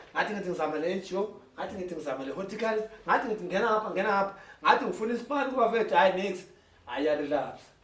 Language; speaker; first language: Zulu; native; Zulu